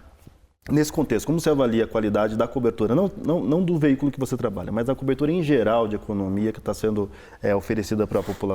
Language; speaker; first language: Portuguese; native; Portuguese